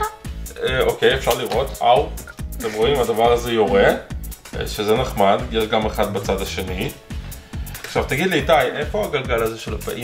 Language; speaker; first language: Hebrew; native; Hebrew